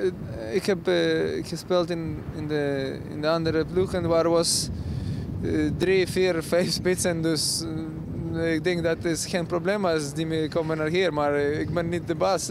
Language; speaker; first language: Dutch; non-native, learner; Ukrainian